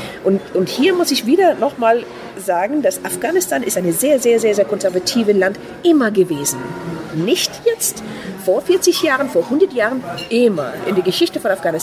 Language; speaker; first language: German; non-native, fluent; Persian